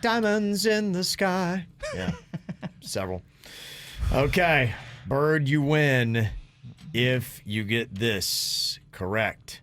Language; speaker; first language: English; native; English